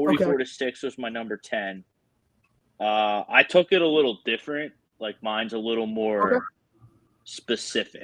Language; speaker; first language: English; native; English